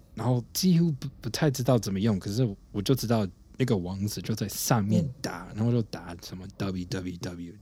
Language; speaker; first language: Chinese; non-native, fluent; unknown